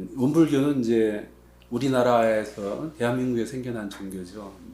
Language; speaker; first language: Korean; native; Korean